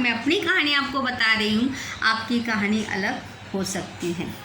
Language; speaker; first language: Hindi; non-native, local second language; Marathi